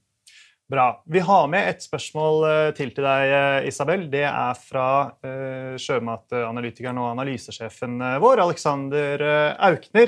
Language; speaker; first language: Norwegian; native; Norwegian